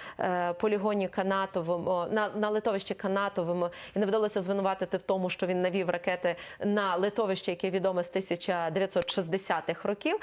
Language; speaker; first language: Ukrainian; native; Ukrainian